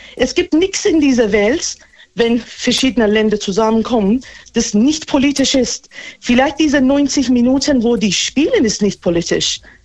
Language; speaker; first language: German; non-native, fluent; Persian